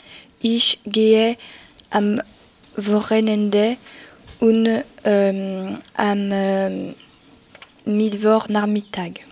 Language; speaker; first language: German; non-native, learner; French